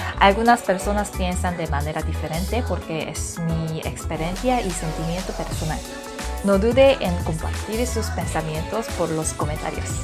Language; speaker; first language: Spanish; non-native, learner; Korean